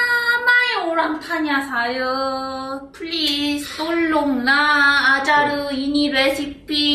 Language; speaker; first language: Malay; non-native, learner; Korean